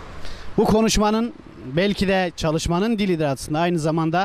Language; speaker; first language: Turkish; native; Turkish